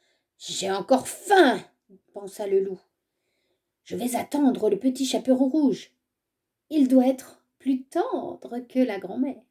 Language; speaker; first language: French; native; French